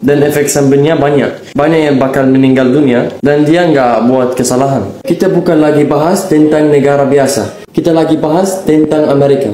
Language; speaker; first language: Indonesian; non-native, fluent; Arabic